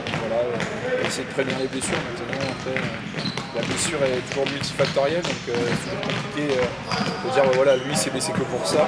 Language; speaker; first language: French; native; French